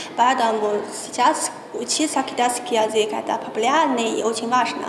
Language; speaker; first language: Russian; non-native, learner; Chinese